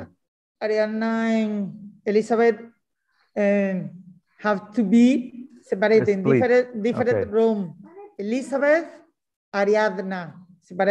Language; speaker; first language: English; non-native, learner; Spanish